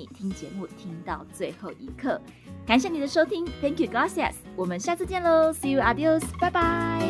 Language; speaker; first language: Chinese; native; Chinese